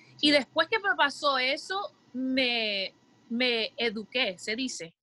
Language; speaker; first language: Spanish; early bilingual, heritage; Spanish